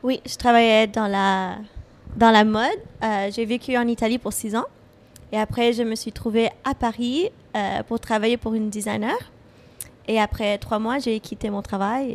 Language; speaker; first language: French; non-native, fluent; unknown